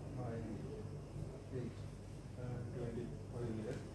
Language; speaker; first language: English; non-native, learner; Sinhala